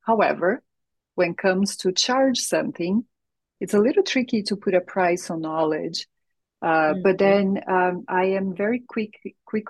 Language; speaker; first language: English; non-native, fluent; Portuguese